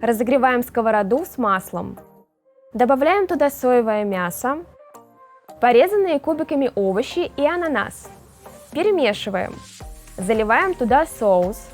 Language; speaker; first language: Russian; native; Russian